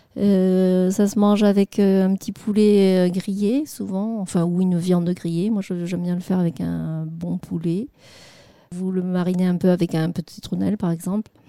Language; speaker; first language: French; non-native, fluent; Vietnamese